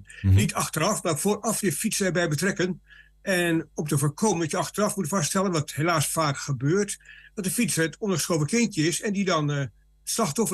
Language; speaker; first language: Dutch; native; Dutch